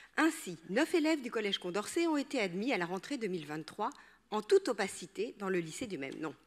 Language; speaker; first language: French; native; French